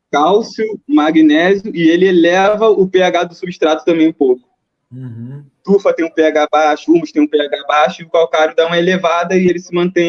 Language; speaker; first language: Portuguese; native; Portuguese